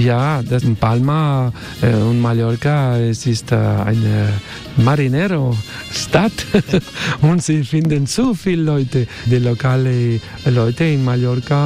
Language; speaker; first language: German; non-native, learner; Spanish